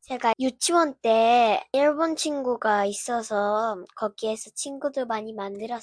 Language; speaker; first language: Korean; early bilingual, heritage; Korean